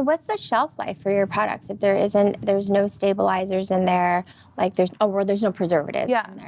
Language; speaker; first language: English; native; English